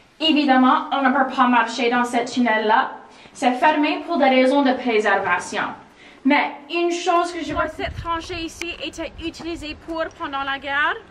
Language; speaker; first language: French; non-native, local second language; English